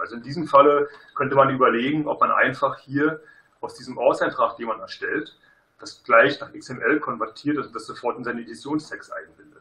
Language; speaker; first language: German; native; German